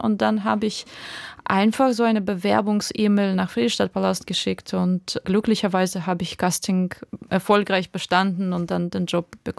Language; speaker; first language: German; non-native, fluent; Russian